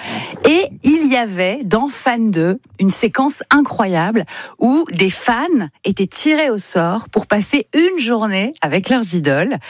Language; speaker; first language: French; native; French